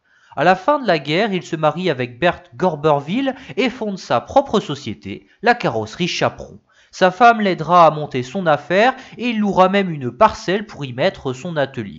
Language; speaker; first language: French; native; French